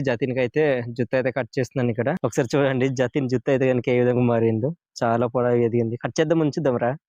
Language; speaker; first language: Telugu; non-native, local second language; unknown